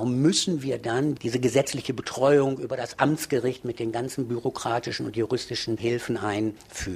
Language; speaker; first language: German; native; German